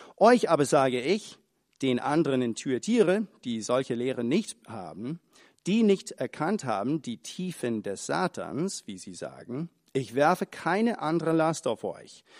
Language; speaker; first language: German; non-native, fluent; English